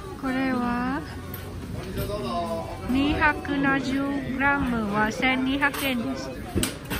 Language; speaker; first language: Japanese; non-native, learner; Vietnamese